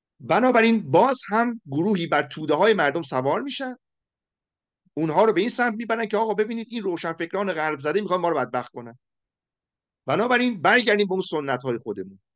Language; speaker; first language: Persian; native; Persian